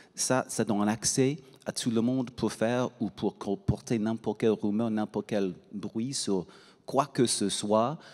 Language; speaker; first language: French; non-native, fluent; English